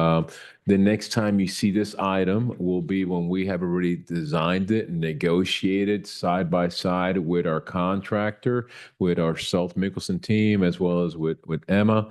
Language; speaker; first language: English; native; English